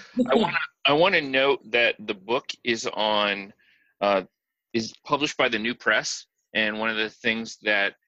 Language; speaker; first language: English; native; English